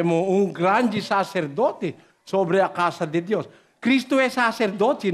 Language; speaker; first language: Portuguese; non-native, learner; Filipino